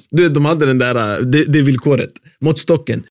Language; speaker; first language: Swedish; early bilingual, other home language; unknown